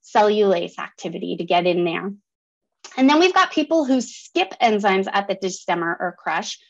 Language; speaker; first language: English; native; English